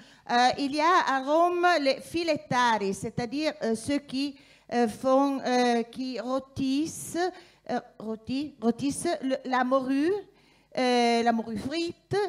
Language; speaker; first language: French; non-native, fluent; Italian